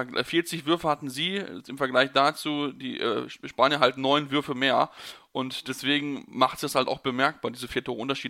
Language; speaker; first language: German; native; German